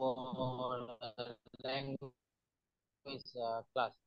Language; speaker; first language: English; non-native, learner; Bangla